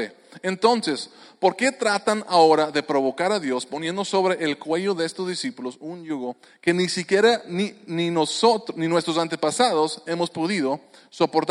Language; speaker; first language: Spanish; native; Spanish